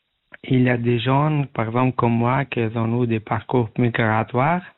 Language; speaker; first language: French; non-native, learner; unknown